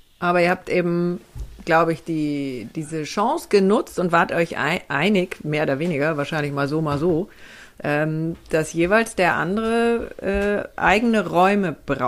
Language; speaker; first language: German; native; German